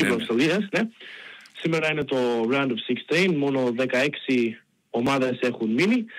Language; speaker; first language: Greek; early bilingual, heritage; Greek